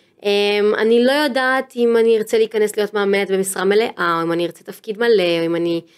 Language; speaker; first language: Hebrew; native; Hebrew